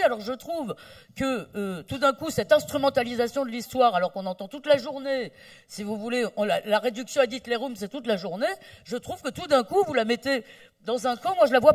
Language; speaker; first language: French; native; French